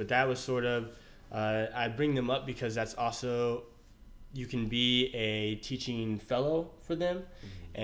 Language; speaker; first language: English; native; English